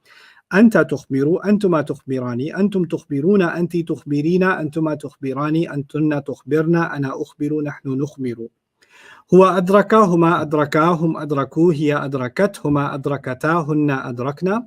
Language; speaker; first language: Arabic; non-native, fluent; English